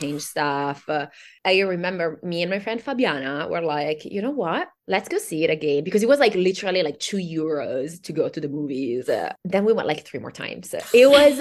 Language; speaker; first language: English; non-native, fluent; Italian